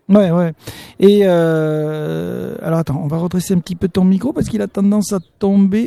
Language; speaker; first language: French; native; French